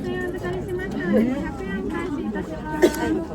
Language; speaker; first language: Japanese; native; Japanese